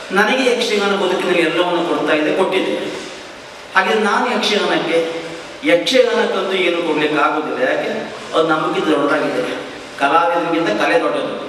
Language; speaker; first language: Kannada; native; Kannada